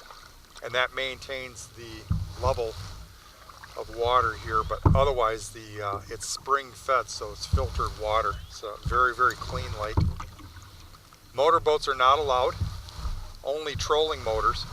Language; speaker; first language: English; native; English